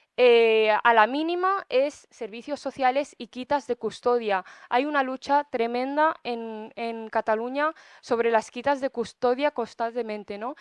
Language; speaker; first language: Spanish; early bilingual, other home language; Arabic